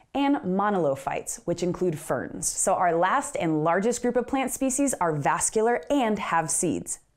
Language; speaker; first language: English; native; English